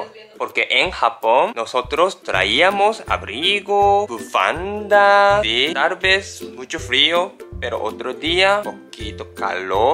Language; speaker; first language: Spanish; non-native, learner; Japanese